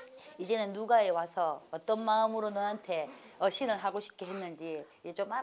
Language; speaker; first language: Korean; native; Korean